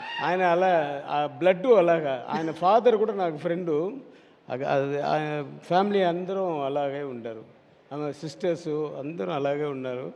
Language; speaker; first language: Telugu; non-native, learner; Tamil